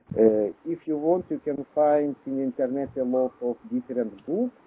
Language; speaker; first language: English; non-native, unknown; Russian